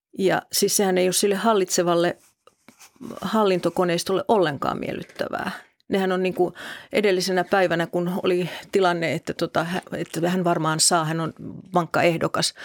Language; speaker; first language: Finnish; native; Finnish